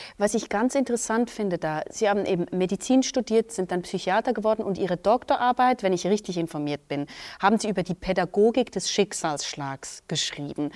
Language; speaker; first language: German; native; German